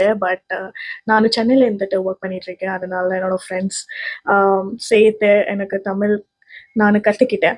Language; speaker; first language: Tamil; non-native, learner; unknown